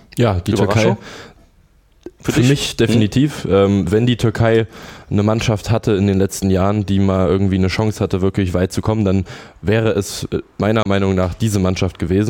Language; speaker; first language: German; native; German